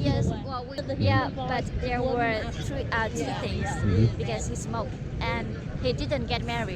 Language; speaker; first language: English; non-native, learner; Vietnamese